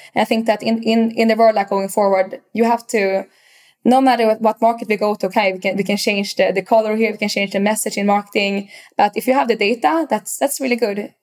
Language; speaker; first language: English; non-native, fluent; Swedish